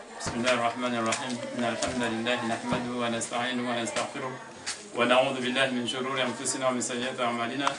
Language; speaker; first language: Arabic; non-native, local second language; Comorian